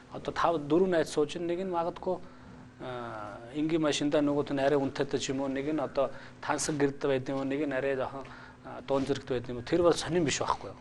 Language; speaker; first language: Mongolian; non-native, fluent; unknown